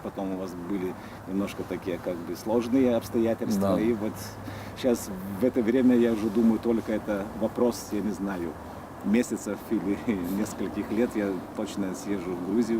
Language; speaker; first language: Russian; non-native, fluent; Lithuanian